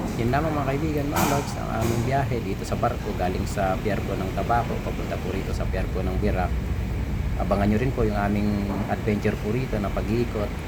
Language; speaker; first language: Filipino; non-native, local second language; Bikol